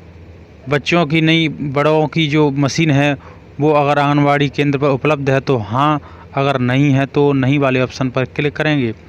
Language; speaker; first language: Hindi; native; Hindi